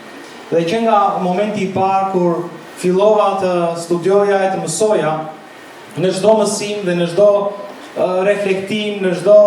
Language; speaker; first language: Albanian; native; Albanian